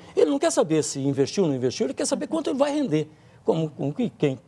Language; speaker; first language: Portuguese; native; Portuguese